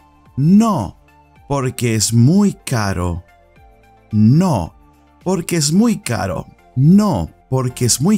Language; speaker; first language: Spanish; non-native, fluent; English